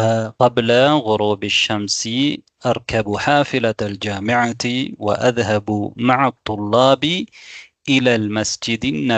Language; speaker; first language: Arabic; non-native, fluent; Tamil